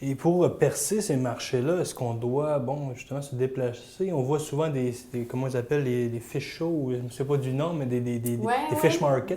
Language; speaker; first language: French; native; French